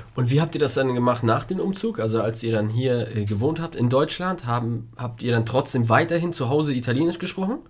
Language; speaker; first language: German; early bilingual, other home language; Polish